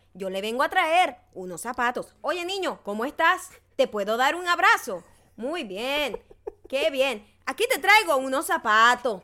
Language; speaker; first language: Spanish; native; Spanish